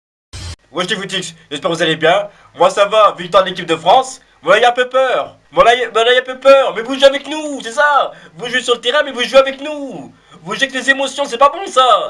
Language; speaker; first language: French; native; French